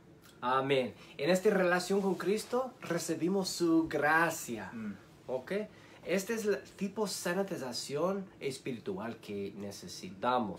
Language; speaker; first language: Spanish; non-native, learner; English